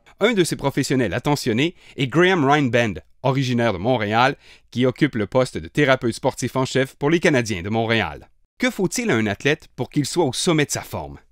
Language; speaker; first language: French; native; French